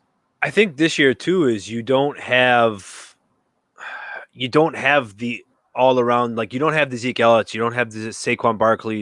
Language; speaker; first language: English; native; English